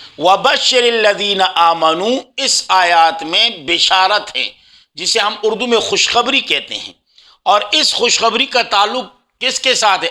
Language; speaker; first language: Urdu; non-native, local second language; Pashto